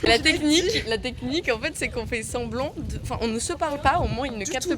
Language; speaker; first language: French; native; French